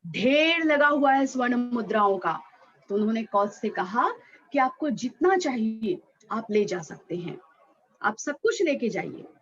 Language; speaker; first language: Hindi; non-native, local second language; Marathi